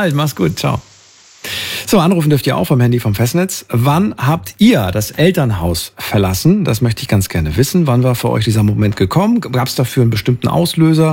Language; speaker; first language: German; native; German